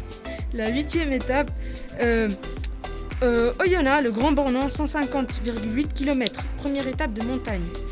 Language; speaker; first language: French; native; French